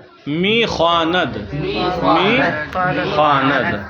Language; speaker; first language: Persian; non-native, fluent; Urdu